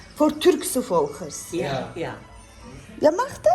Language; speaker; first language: Dutch; non-native, learner; Turkish